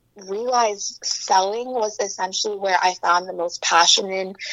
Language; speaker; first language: English; early bilingual, other home language; Chinese